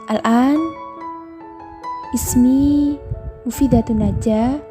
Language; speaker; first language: Arabic; non-native, learner; Indonesian